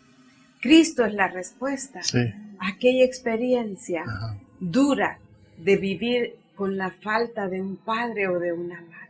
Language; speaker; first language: Spanish; native; Spanish